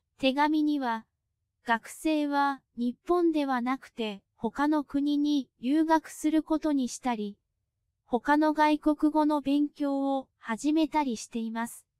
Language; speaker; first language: Japanese; non-native, fluent; Cantonese